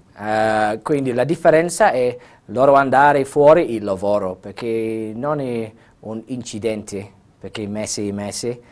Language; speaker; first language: Italian; non-native, learner; English